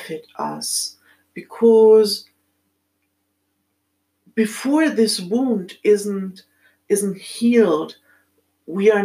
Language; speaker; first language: English; non-native, fluent; German